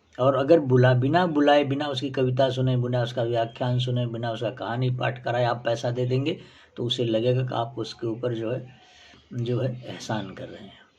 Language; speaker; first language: Hindi; native; Hindi